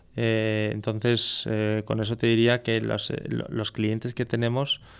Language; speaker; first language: Spanish; non-native, fluent; French